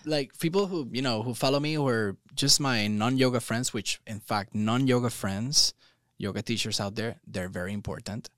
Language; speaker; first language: English; non-native, local second language; Spanish